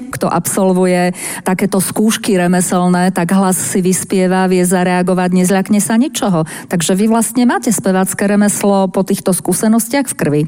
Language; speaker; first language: Slovak; native; Slovak